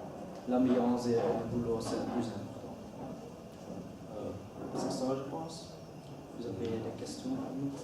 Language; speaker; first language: French; non-native, learner; Dutch